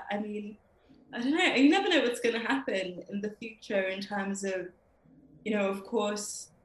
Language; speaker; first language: English; native; English